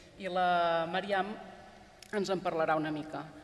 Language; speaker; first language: Catalan; native; Catalan